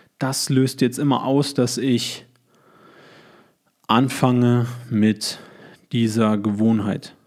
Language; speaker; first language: German; native; German